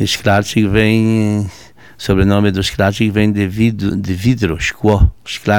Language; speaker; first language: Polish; early bilingual, heritage; Portuguese